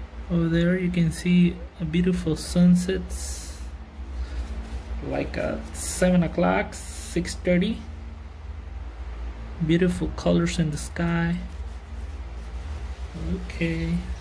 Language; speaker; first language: English; non-native, learner; Spanish